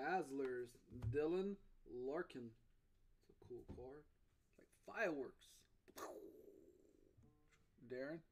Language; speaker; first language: English; native; English